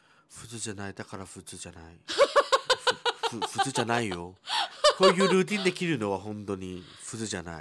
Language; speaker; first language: Japanese; non-native, fluent; Chinese